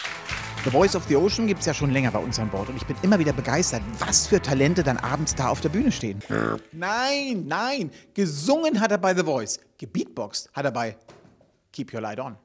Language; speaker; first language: German; native; German